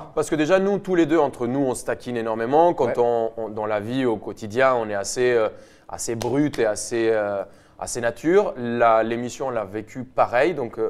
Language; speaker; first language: French; non-native, fluent; Spanish